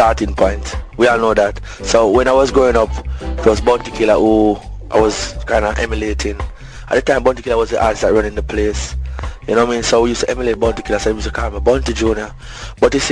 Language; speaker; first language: English; non-native, local second language; Jamaican Creole English